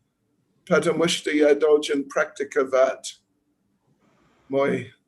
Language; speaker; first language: Russian; non-native, learner; English